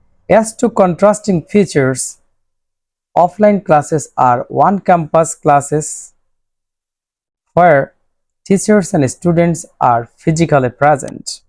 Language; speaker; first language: English; non-native, local second language; Bangla